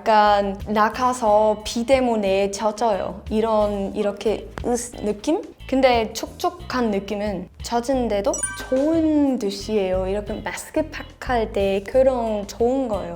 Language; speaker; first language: Korean; non-native, fluent; Danish